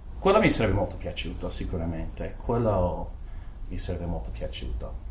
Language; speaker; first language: Italian; non-native, fluent; English